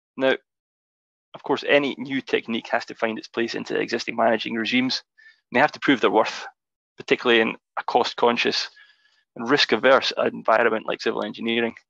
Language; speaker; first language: English; native; English